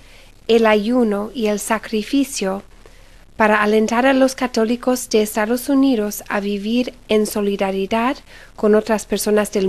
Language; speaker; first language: Spanish; early bilingual, heritage; Spanish